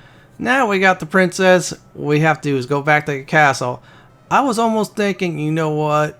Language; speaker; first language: English; native; English